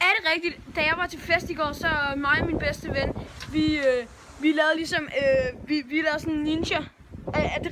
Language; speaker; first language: Danish; native; Danish